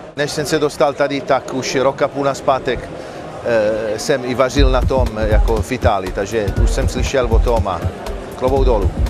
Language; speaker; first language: Czech; non-native, fluent; Italian